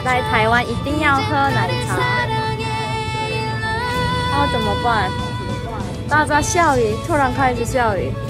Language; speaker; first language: Chinese; non-native, learner; Korean